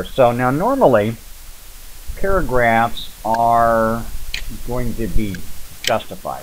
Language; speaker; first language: English; native; English